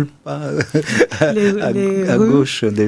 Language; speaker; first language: French; native; French